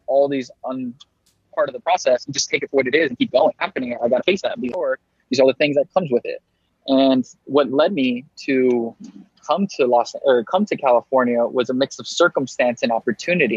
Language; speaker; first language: English; native; English